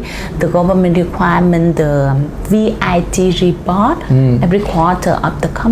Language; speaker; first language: English; non-native, learner; Vietnamese